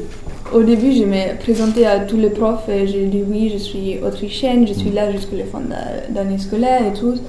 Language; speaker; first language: French; non-native, learner; German